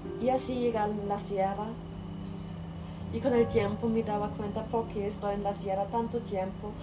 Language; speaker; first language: Spanish; non-native, learner; German